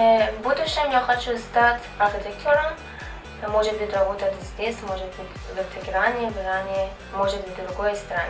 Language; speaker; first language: Russian; non-native, learner; Persian